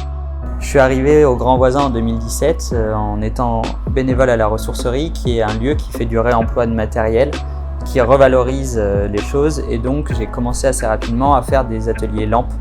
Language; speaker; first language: French; native; French